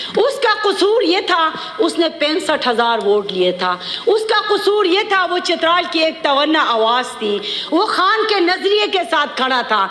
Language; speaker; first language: Urdu; non-native, local second language; Khowar